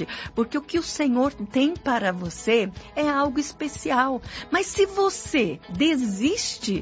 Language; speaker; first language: Portuguese; native; Portuguese